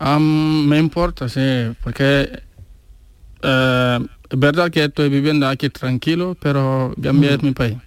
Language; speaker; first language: Spanish; non-native, learner; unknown